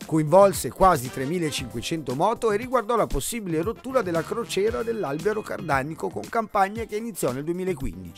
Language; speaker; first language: Italian; native; Italian